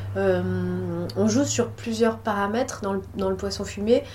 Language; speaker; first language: French; native; French